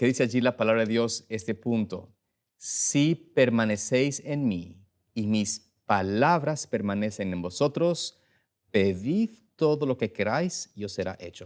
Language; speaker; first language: Spanish; native; Spanish